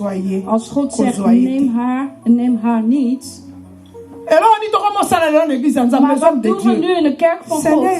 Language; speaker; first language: Dutch; non-native, learner; Lingala